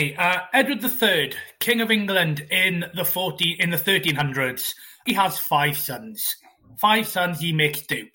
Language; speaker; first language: English; native; English